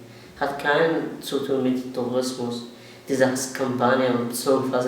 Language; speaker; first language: German; non-native, learner; Arabic